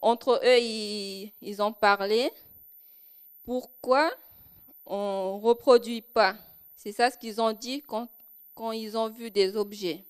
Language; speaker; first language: French; non-native, local second language; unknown